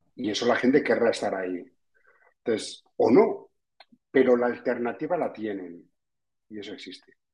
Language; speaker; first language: Spanish; native; Spanish